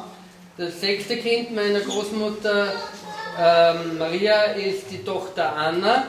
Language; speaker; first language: German; non-native, fluent; Slovenian